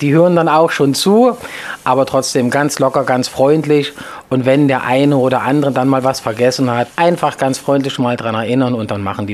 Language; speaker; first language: German; native; German